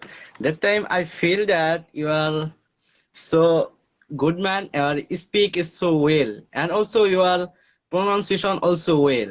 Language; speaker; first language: English; non-native, learner; Bangla